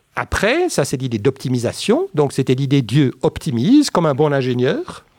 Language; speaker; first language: French; native; French